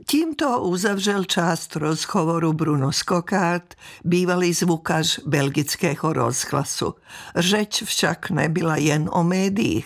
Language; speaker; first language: Czech; native; Czech